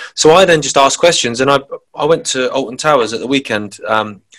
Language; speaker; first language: English; native; English